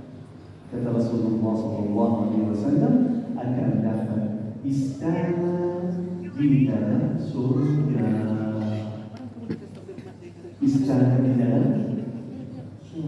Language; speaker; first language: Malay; non-native, fluent; Arabic